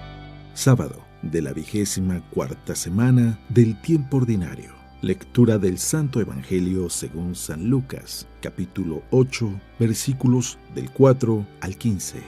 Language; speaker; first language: Spanish; native; Spanish